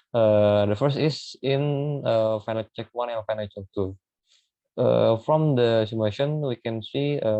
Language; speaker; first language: English; non-native, learner; Indonesian